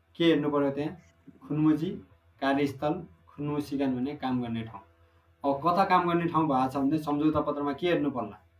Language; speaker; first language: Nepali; native; Nepali